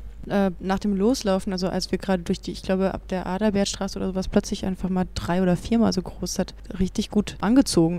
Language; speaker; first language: German; native; German